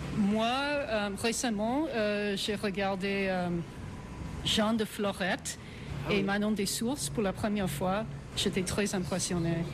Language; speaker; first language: French; non-native, fluent; English